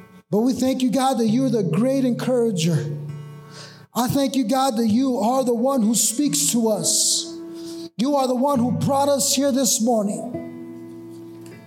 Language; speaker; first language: English; early bilingual, other home language; Spanish